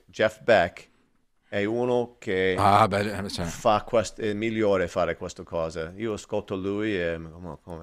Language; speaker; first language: Italian; non-native, learner; English